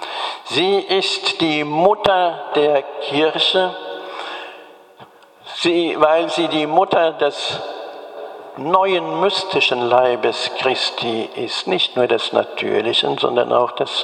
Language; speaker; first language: German; native; German